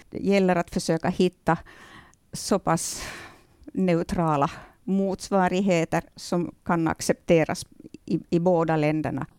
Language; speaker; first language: Swedish; native; Swedish